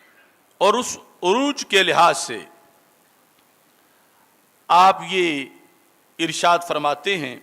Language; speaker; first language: Urdu; native; Urdu